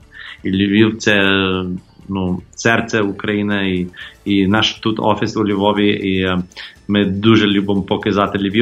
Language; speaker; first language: Ukrainian; non-native, fluent; English